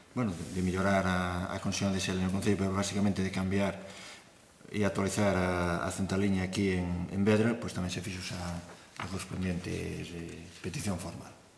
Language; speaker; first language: Galician; native; Galician